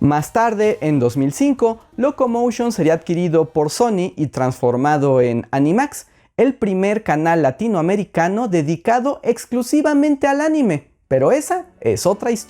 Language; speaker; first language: Spanish; native; Spanish